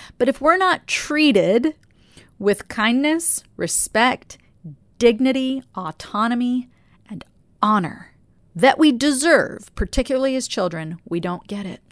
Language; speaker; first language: English; native; English